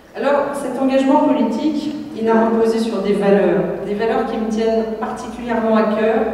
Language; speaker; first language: French; native; French